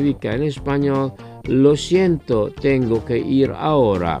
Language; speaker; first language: Spanish; non-native, fluent; Indonesian